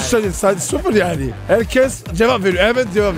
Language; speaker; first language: Turkish; non-native, learner; French